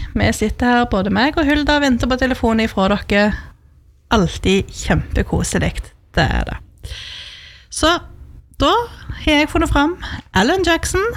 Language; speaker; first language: Norwegian; native; Norwegian